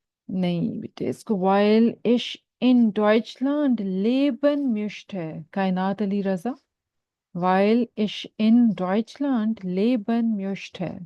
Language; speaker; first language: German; non-native, fluent; Urdu